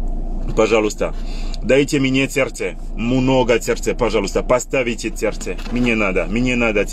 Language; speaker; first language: Russian; non-native, learner; Lingala